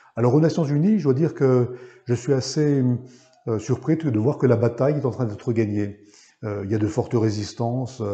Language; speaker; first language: French; native; French